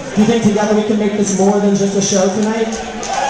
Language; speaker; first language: English; native; English